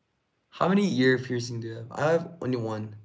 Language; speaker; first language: English; non-native, fluent; Korean